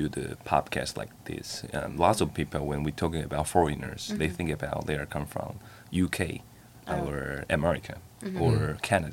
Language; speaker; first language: English; non-native, learner; Chinese